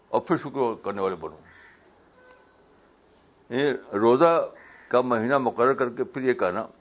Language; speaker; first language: Urdu; native; Urdu